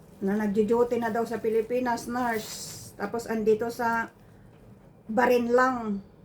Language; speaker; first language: Filipino; non-native, local second language; Iloko